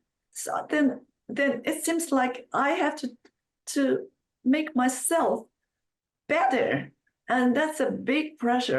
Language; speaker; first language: English; non-native, fluent; Chinese